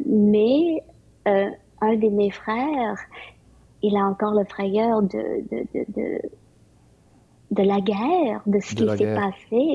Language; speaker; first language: French; early bilingual, other home language; Vietnamese